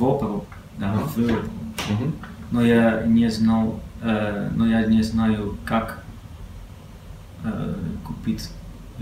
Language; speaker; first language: Russian; non-native, learner; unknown